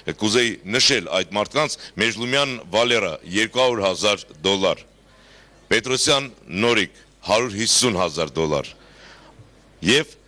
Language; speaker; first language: Armenian; native; Armenian